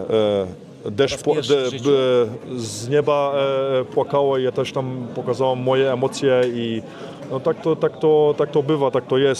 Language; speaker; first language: Polish; early bilingual, heritage; Polish